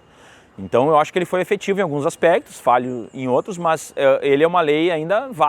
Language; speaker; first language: Portuguese; native; Portuguese